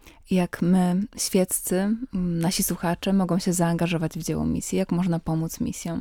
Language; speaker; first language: Polish; native; Polish